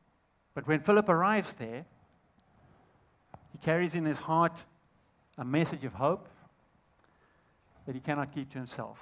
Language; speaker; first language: English; native; English